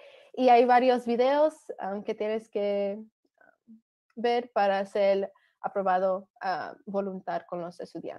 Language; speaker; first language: Spanish; early bilingual, other home language; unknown